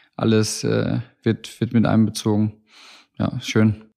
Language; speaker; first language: German; native; German